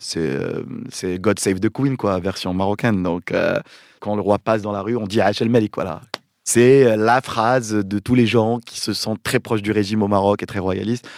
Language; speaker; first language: French; non-native, local second language; Arabic